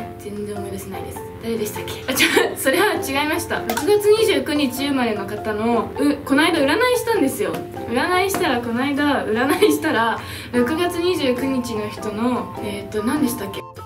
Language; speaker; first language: Japanese; native; Japanese